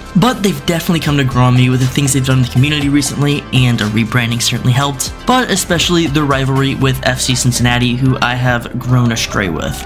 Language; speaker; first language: English; native; English